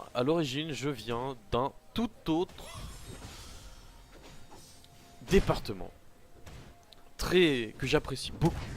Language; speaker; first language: French; native; French